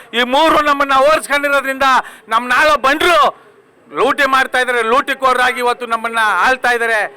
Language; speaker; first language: Kannada; native; Kannada